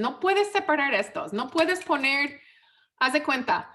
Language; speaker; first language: Spanish; non-native, fluent; English